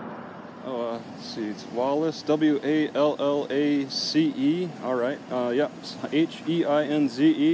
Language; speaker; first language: English; native; English